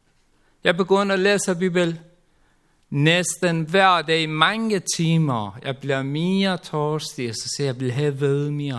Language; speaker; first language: Danish; non-native, learner; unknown